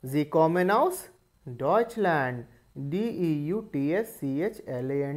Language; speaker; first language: German; non-native, learner; Hindi